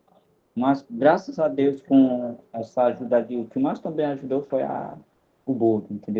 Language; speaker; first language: Portuguese; non-native, local second language; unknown